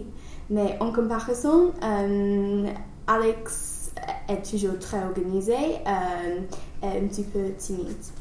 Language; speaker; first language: French; non-native, learner; English